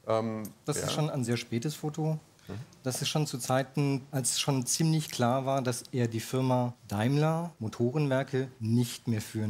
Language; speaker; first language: German; native; German